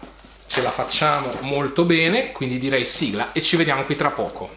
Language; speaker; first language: Italian; native; Italian